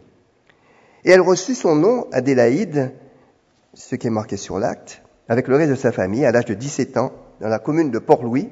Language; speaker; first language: French; native; French